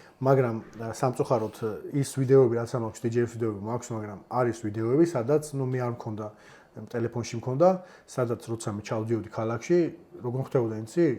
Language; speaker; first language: Georgian; native; Georgian